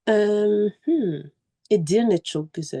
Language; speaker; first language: Turkish; non-native, learner; French